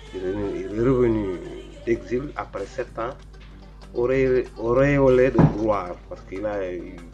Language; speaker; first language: French; non-native, local second language; Wolof